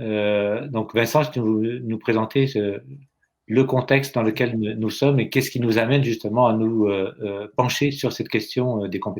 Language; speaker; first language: French; native; French